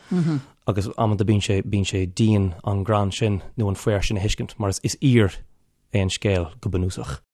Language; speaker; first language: Irish; non-native, local second language; English